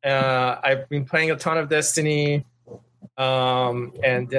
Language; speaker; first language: English; non-native, fluent; Persian